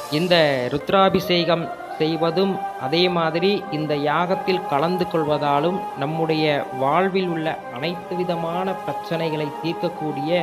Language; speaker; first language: Tamil; native; Tamil